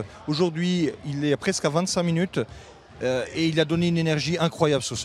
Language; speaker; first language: French; native; French